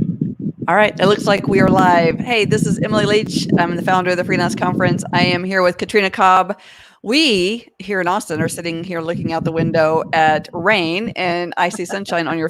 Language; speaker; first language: English; native; English